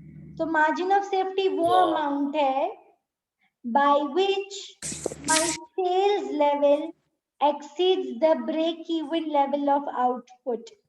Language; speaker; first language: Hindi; native; Hindi